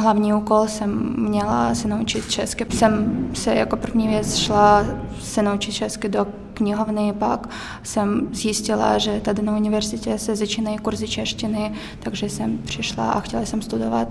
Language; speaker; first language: Czech; non-native, learner; Ukrainian